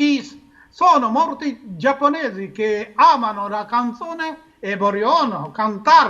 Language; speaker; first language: Italian; non-native, learner; Japanese